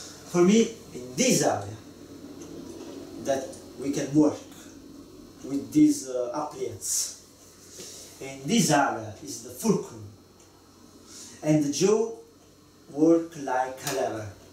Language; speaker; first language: English; non-native, learner; Italian